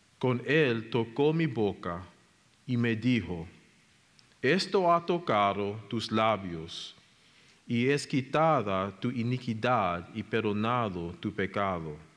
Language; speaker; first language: Spanish; non-native, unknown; English